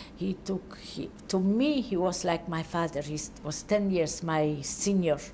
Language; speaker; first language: English; non-native, fluent; Polish